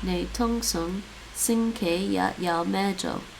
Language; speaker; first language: Chinese; non-native, learner; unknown